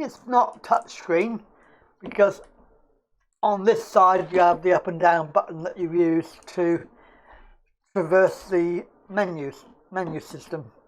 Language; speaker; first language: English; native; English